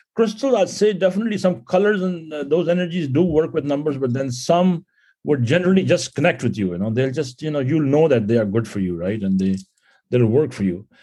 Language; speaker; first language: English; non-native, local second language; Punjabi